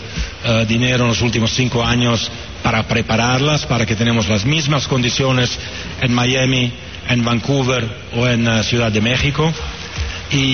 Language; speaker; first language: Spanish; non-native, fluent; Italian